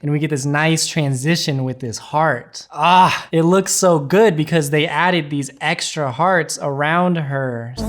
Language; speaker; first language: English; native; English